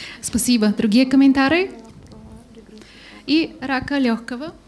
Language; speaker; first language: Russian; non-native, learner; Bulgarian